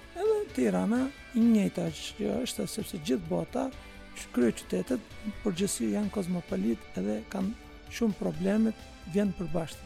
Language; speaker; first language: Albanian; non-native, fluent; Turkish